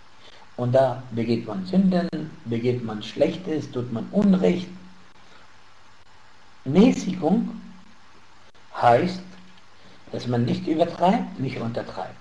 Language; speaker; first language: German; non-native, fluent; Arabic